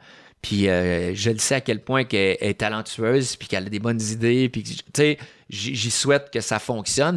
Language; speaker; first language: French; native; French